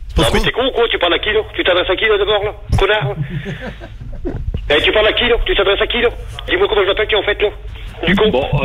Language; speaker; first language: French; native; French